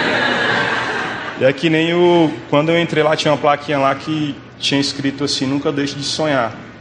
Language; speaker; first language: Portuguese; native; Portuguese